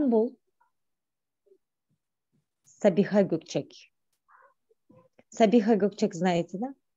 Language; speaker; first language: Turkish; non-native, fluent; Kyrgyz